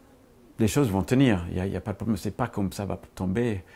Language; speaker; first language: French; non-native, fluent; English